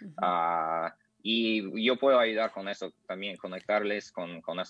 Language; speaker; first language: Spanish; non-native, learner; English